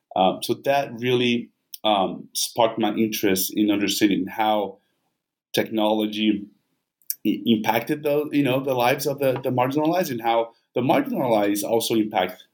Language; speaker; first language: English; non-native, fluent; Portuguese